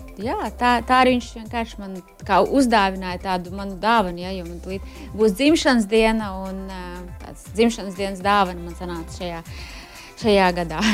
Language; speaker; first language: Latvian; native; Latvian